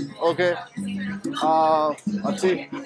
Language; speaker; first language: Spanish; non-native, learner; German